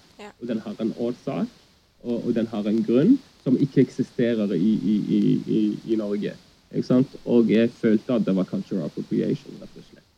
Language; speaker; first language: Norwegian; early bilingual, other home language; Arabic